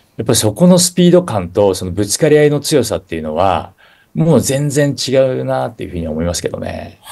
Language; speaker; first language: Japanese; native; Japanese